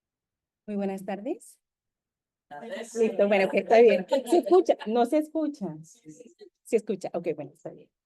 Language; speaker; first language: Spanish; non-native, fluent; English